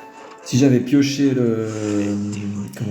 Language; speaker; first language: French; native; French